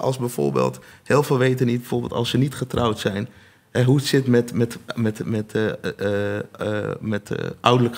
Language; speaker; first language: Dutch; native; Dutch